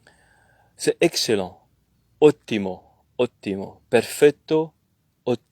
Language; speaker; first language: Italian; non-native, learner; French